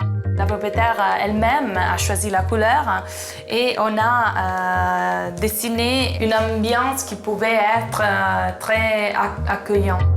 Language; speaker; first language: French; non-native, fluent; Italian